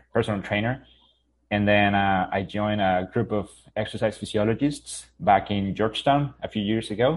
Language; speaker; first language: English; non-native, fluent; Spanish